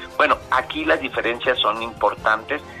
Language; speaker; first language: Spanish; native; Spanish